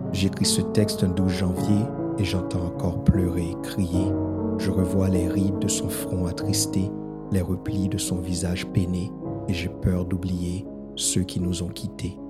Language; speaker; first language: French; non-native, local second language; Haitian Creole